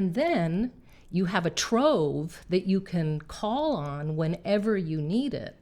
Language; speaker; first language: English; native; English